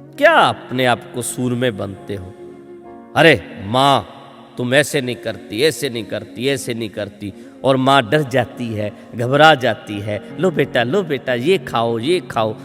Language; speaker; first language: Hindi; non-native, local second language; Punjabi